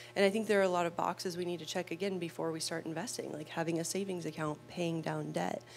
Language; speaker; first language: English; native; English